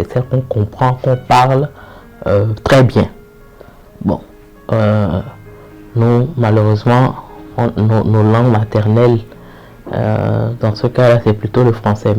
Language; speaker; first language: French; native; French